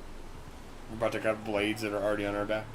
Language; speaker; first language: English; native; English